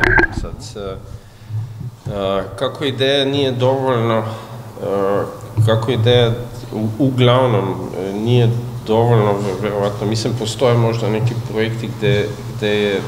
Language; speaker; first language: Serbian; non-native, fluent; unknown